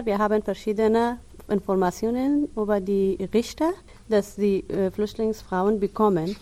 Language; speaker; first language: German; non-native, learner; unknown